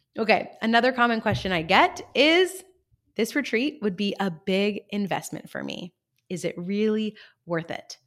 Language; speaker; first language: English; native; English